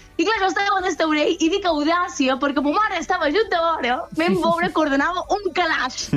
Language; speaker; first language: Catalan; native; Catalan